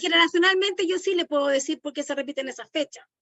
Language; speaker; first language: Spanish; native; Spanish